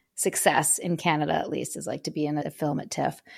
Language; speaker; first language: English; native; English